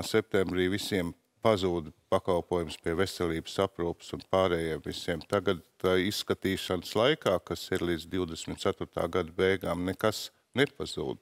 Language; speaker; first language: Latvian; native; Latvian